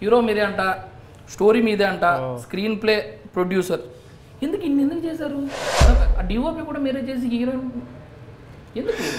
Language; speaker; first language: Telugu; native; Telugu